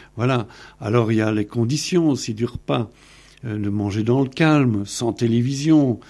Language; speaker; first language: French; native; French